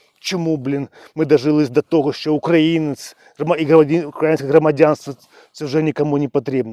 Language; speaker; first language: Ukrainian; non-native, local second language; Russian